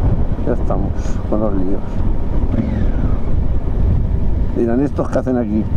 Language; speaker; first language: Spanish; native; Spanish